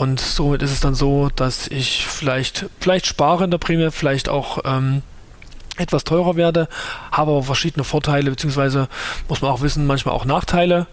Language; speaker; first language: German; native; German